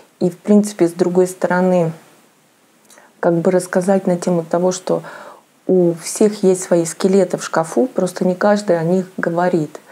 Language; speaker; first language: Russian; native; Russian